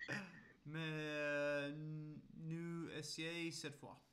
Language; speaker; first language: French; non-native, learner; English